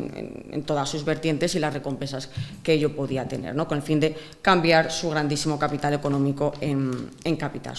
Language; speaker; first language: Spanish; native; Spanish